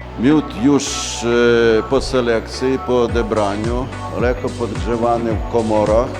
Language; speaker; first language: Polish; non-native, learner; Ukrainian